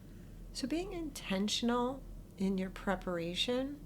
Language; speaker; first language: English; native; English